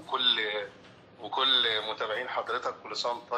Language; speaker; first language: Arabic; native; Arabic